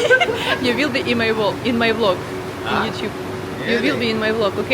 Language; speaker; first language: English; non-native, learner; Russian